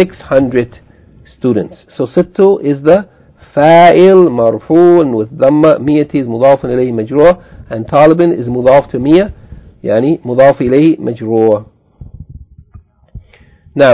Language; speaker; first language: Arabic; non-native, fluent; English